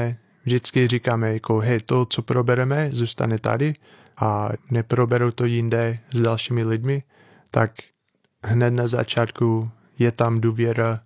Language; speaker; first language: Czech; non-native, fluent; English